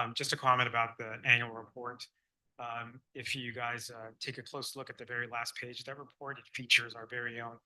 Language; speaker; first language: English; non-native, fluent; Chinese